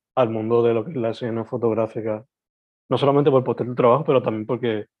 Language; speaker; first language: Spanish; native; Spanish